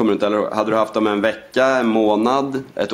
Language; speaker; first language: Swedish; native; Swedish